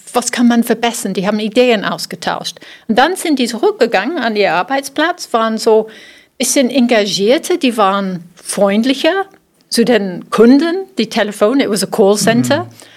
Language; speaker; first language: German; non-native, fluent; English